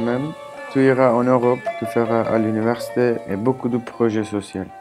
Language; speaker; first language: French; non-native, learner; Kurdish